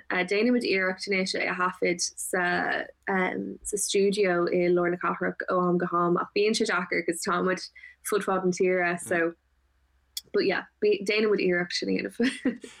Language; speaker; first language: Irish; non-native, local second language; English